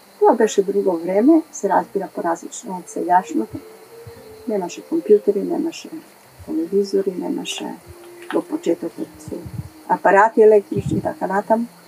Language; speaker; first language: Macedonian; early bilingual, heritage; Macedonian